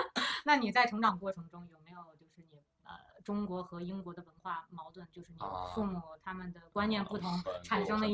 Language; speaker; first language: Chinese; native; Chinese